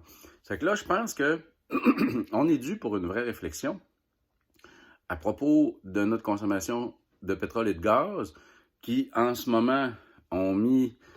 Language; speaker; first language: French; native; French